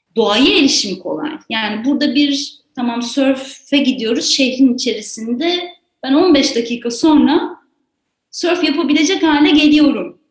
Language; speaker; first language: Turkish; native; Turkish